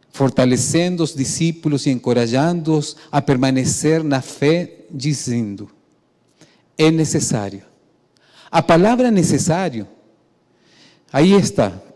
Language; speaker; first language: Portuguese; non-native, fluent; Spanish